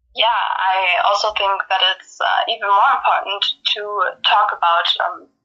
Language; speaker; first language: English; non-native, fluent; German